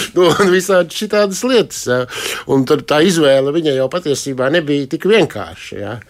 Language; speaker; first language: Latvian; native; Latvian